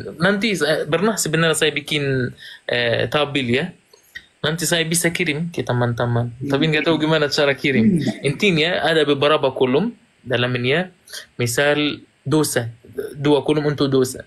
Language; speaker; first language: Indonesian; non-native, fluent; Arabic